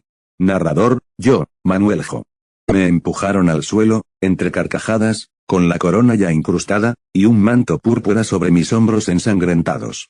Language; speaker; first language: Spanish; native; Spanish